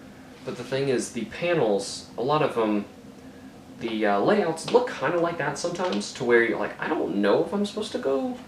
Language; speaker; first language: English; native; English